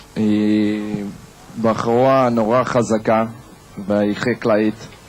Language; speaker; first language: Hebrew; non-native, learner; English